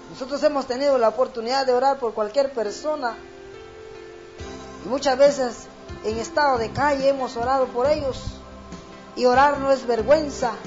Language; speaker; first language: Spanish; native; Spanish